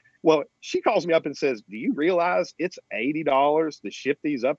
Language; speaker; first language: English; native; English